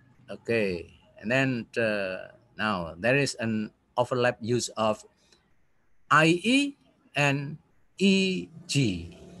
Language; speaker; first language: English; non-native, fluent; Indonesian